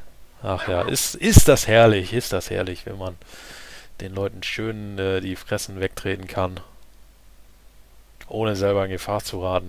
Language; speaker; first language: German; native; German